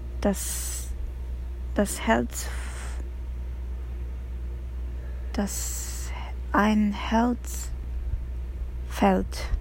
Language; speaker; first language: German; non-native, learner; Japanese